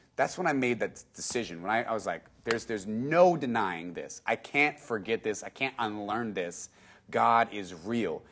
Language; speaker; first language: English; native; English